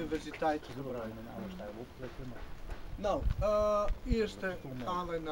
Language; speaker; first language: Dutch; non-native, fluent; Macedonian